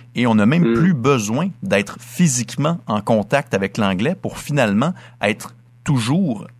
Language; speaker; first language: French; native; French